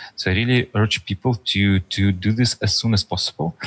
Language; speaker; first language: English; non-native, fluent; Russian